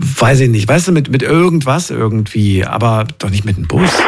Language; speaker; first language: German; native; German